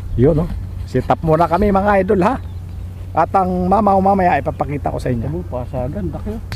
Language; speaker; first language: Filipino; native; Filipino